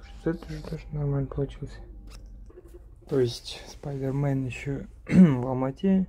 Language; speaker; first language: Russian; non-native, local second language; Kazakh